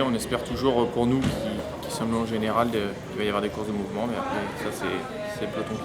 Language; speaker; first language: French; native; French